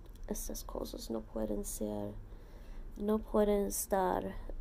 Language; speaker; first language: Spanish; non-native, learner; English